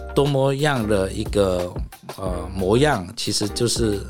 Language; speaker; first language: Chinese; non-native, fluent; Cantonese